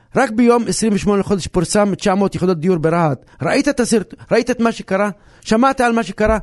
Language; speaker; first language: Hebrew; non-native, local second language; Arabic